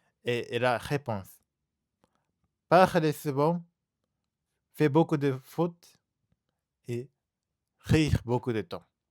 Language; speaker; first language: French; non-native, learner; Japanese